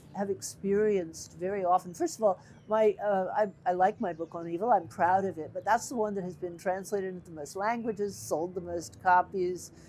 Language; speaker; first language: English; native; English